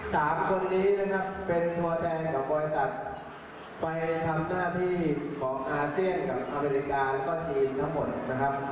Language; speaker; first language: Thai; non-native, local second language; Hmong